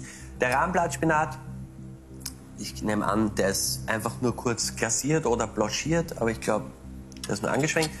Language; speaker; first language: German; native; German